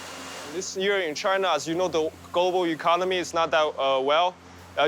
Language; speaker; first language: English; non-native, fluent; Chinese